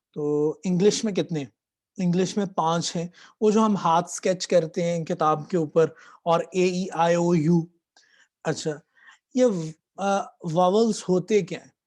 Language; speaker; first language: Urdu; native; Urdu